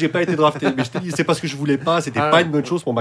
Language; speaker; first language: French; native; French